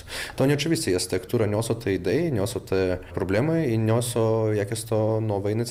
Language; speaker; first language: Polish; non-native, local second language; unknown